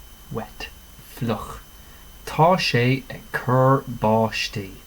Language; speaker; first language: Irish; non-native, local second language; English